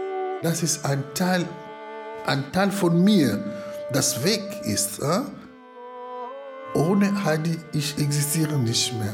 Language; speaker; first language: German; non-native, fluent; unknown